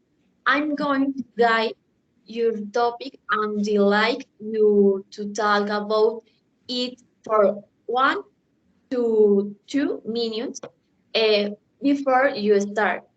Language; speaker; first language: English; non-native, learner; Spanish